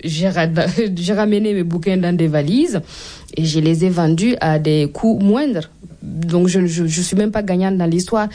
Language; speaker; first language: French; non-native, local second language; Mossi